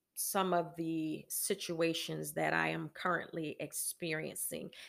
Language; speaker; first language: English; native; English